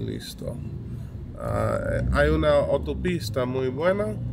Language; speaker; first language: Spanish; non-native, learner; English